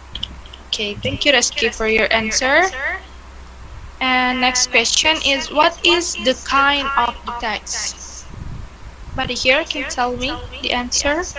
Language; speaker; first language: English; non-native, learner; Indonesian